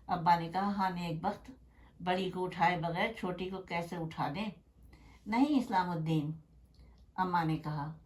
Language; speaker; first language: Urdu; native; Urdu